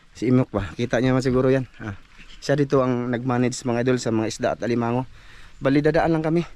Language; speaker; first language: Filipino; non-native, local second language; Cebuano